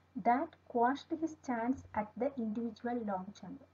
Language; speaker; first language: English; non-native, local second language; Malayalam